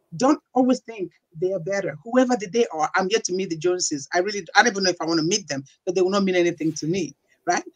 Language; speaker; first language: English; non-native, local second language; Igbo